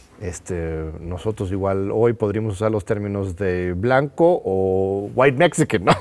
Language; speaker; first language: Spanish; non-native, fluent; English